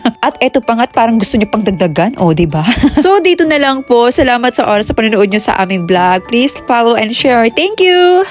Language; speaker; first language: Filipino; native; Filipino